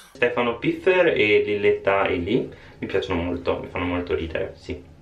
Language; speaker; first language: Italian; native; Italian